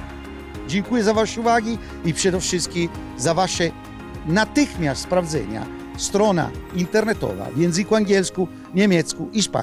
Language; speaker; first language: Polish; non-native, learner; Italian